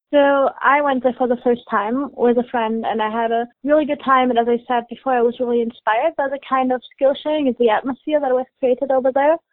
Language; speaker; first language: English; non-native, fluent; German